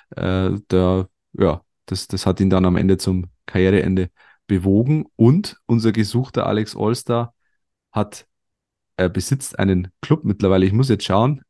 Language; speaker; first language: German; native; German